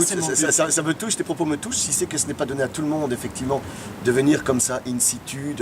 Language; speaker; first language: French; native; French